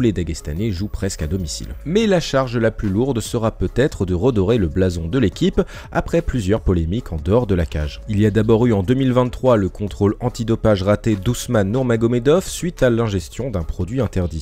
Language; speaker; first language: French; native; French